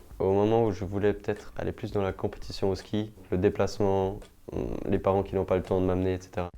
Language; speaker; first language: French; early bilingual, other home language; German